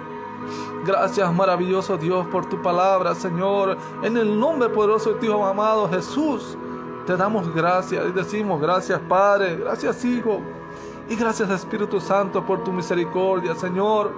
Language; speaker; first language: Spanish; native; Spanish